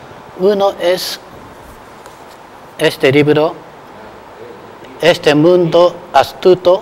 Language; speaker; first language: Spanish; non-native, fluent; Japanese